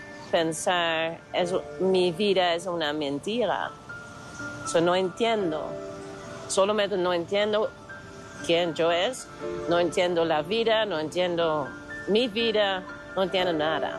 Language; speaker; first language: Spanish; non-native, learner; Dutch